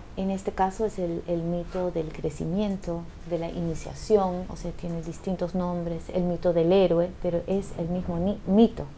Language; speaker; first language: Spanish; non-native, fluent; Dutch